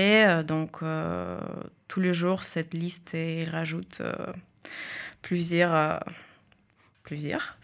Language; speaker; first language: French; non-native, fluent; Russian